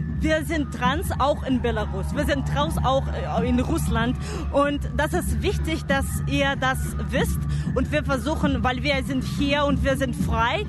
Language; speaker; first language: German; non-native, fluent; Russian